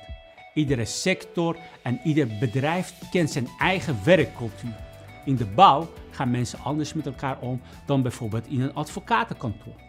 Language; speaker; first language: Dutch; non-native, fluent; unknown